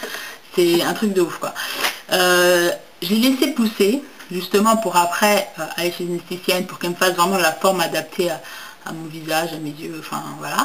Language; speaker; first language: French; native; French